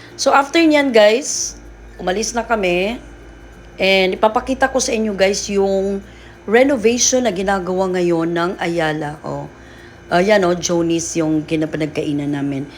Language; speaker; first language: Filipino; non-native, local second language; Cebuano